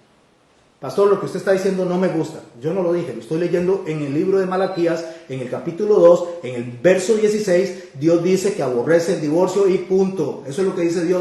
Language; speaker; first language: Spanish; native; Spanish